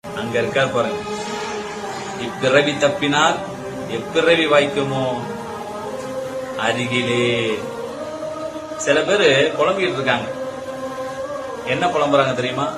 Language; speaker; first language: Tamil; native; Tamil